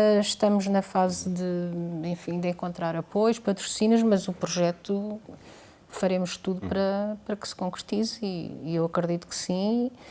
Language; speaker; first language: Portuguese; native; Portuguese